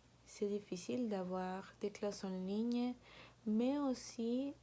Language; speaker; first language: French; non-native, learner; Spanish